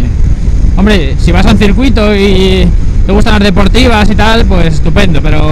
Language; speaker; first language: Spanish; native; Spanish